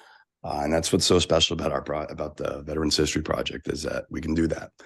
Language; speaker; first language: English; native; English